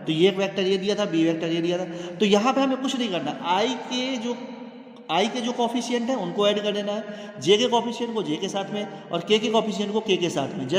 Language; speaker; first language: Hindi; native; Hindi